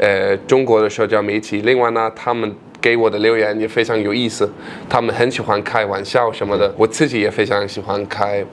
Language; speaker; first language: Chinese; non-native, fluent; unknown